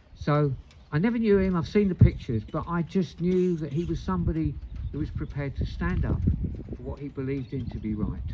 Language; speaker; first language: English; native; English